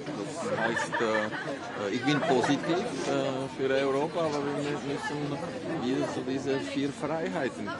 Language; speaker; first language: German; non-native, fluent; Czech